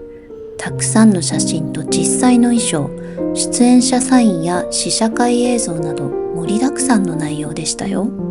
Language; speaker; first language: Japanese; native; Japanese